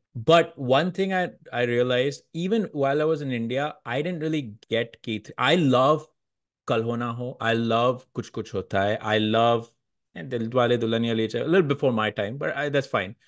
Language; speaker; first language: English; non-native, local second language; Hindi